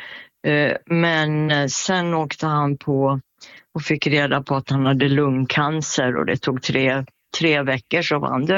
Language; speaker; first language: Swedish; native; Swedish